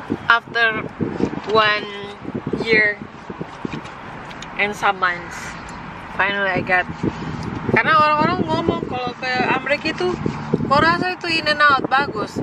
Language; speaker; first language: English; non-native, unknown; Indonesian